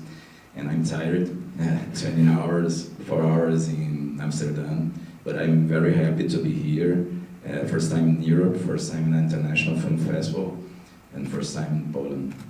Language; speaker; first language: English; non-native, learner; Portuguese